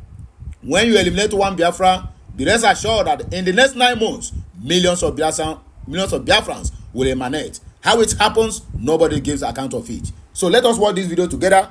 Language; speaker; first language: English; non-native, local second language; Igbo